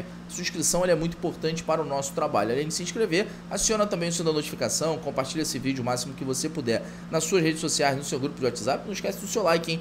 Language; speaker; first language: Portuguese; native; Portuguese